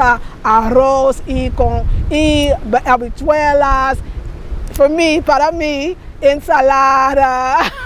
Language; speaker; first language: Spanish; non-native, learner; English